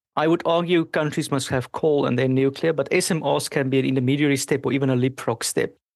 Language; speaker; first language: English; non-native, local second language; Afrikaans